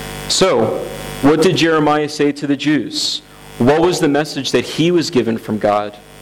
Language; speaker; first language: English; native; English